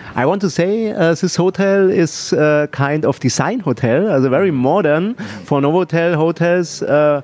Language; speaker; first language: English; non-native, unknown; German